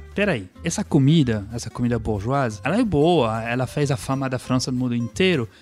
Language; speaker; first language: Portuguese; non-native, fluent; French